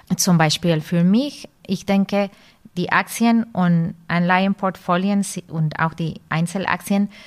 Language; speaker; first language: German; non-native, fluent; Spanish